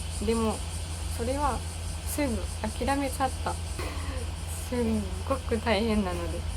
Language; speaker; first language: Japanese; non-native, learner; German